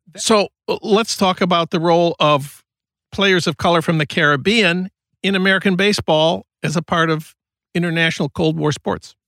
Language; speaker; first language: English; native; English